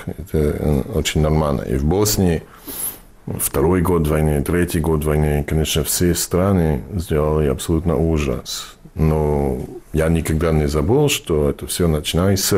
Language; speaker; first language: Russian; non-native, fluent; English